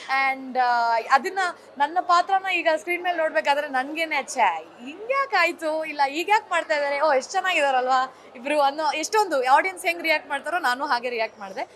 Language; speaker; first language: Kannada; native; Kannada